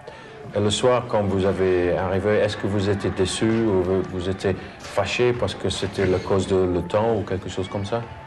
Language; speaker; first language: French; non-native, learner; English